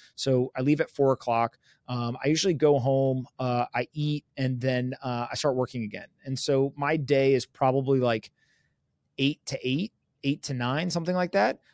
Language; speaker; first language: English; native; English